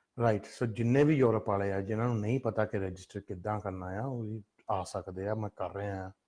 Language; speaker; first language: Punjabi; early bilingual, heritage; Punjabi